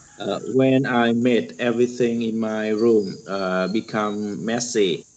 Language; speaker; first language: English; non-native, learner; Vietnamese